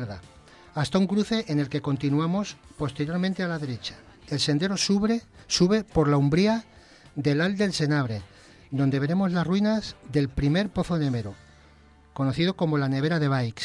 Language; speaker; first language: Spanish; native; Spanish